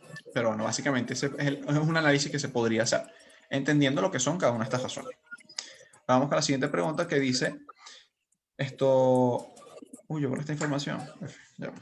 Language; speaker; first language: Spanish; native; Spanish